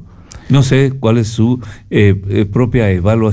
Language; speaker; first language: Spanish; native; Spanish